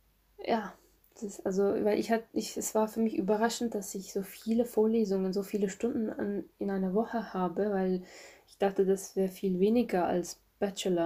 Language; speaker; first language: German; non-native, fluent; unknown